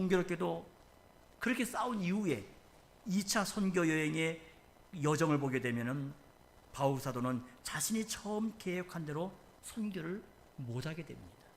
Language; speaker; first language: Korean; native; Korean